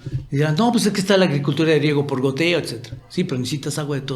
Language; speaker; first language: Spanish; native; Spanish